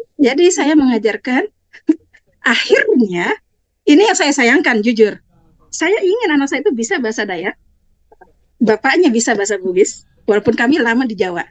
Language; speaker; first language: Indonesian; non-native, local second language; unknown